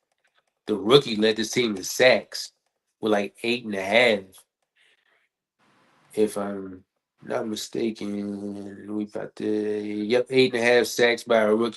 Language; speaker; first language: English; native; English